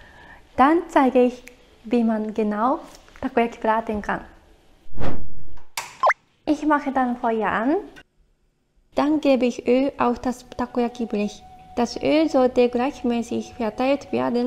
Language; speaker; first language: German; non-native, fluent; Japanese